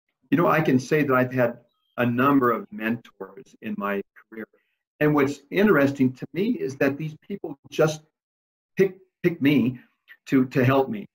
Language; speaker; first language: English; early bilingual, other home language; Spanish